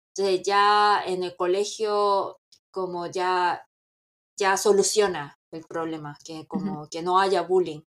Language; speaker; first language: Spanish; non-native, fluent; Korean